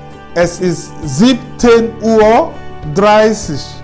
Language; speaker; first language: German; non-native, fluent; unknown